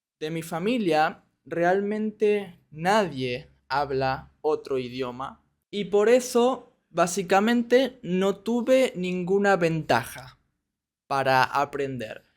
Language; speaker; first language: Spanish; native; Spanish